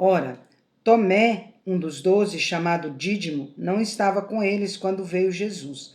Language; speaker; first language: Portuguese; native; Portuguese